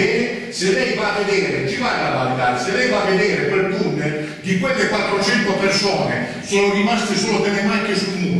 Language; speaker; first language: Italian; native; Italian